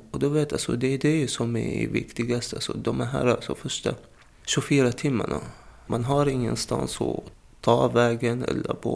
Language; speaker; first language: Swedish; non-native, fluent; Arabic